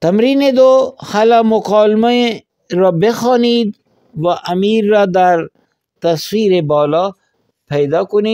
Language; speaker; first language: Persian; non-native, fluent; Urdu